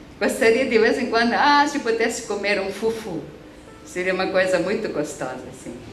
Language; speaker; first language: Portuguese; native; Portuguese